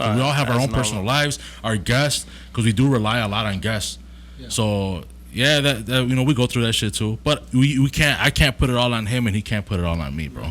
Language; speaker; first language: English; early bilingual, other home language; Spanish